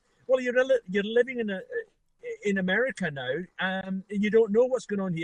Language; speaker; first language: English; native; English